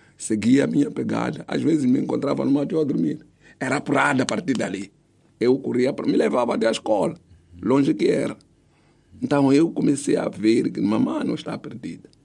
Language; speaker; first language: Portuguese; non-native, local second language; Tsonga